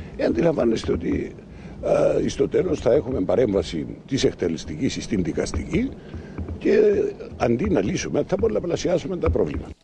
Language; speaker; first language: Greek; native; Greek